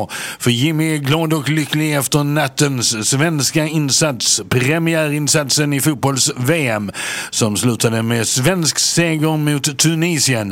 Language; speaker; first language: Swedish; native; Swedish